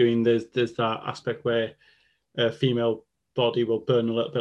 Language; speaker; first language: English; non-native, local second language; Welsh